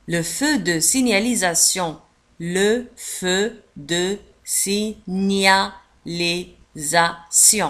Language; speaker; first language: French; non-native, local second language; Arabic